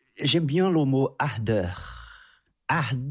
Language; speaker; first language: French; non-native, fluent; Portuguese